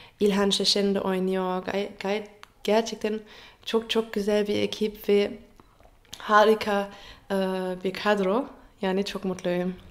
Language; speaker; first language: Turkish; non-native, fluent; German